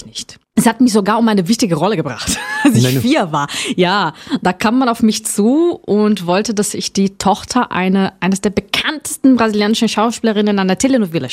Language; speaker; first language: German; non-native, fluent; Portuguese